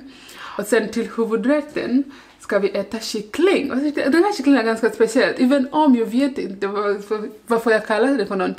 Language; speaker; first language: Swedish; non-native, learner; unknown